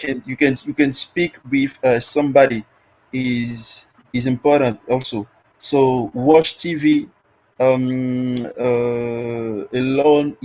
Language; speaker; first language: English; non-native, learner; French